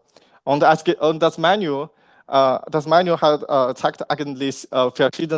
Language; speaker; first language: German; non-native, learner; Chinese